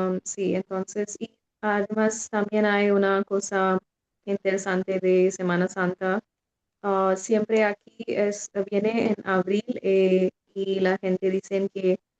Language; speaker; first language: Spanish; non-native, fluent; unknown